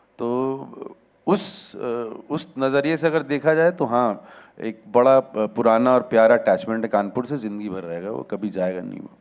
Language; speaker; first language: Hindi; native; Hindi